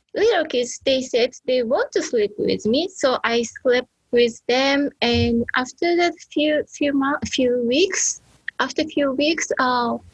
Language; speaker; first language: English; non-native, learner; Japanese